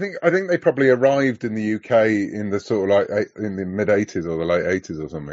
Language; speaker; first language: English; native; English